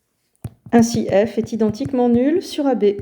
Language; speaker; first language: French; native; French